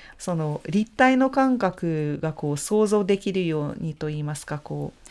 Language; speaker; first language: Japanese; non-native, fluent; Hungarian